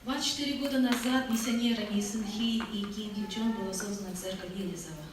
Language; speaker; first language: Russian; native; Russian